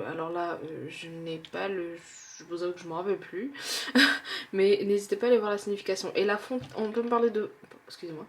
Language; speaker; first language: French; native; French